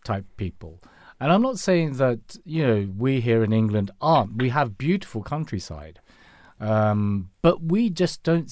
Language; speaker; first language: English; non-native, local second language; Cantonese